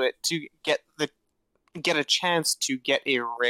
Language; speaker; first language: English; native; English